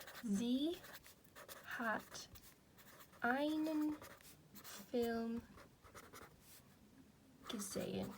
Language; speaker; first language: German; non-native, fluent; English